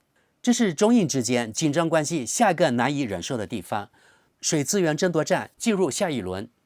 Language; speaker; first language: Chinese; native; Chinese